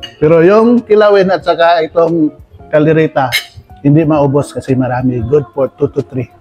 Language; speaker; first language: Filipino; non-native, local second language; Cebuano